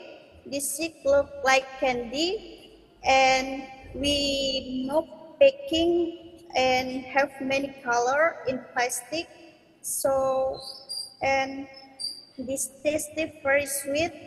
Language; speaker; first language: English; non-native, learner; Indonesian